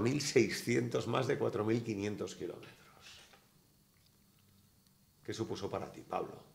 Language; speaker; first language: Spanish; native; Spanish